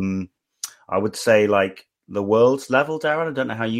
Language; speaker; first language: English; native; English